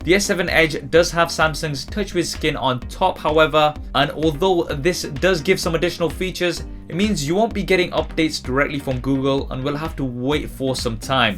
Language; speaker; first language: English; native; English